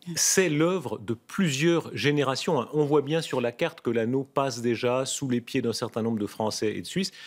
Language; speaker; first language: French; native; French